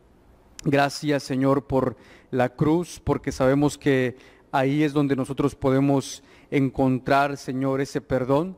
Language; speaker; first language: Spanish; native; Spanish